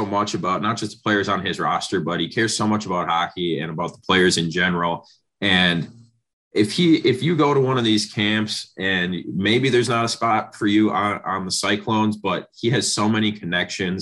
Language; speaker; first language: English; native; English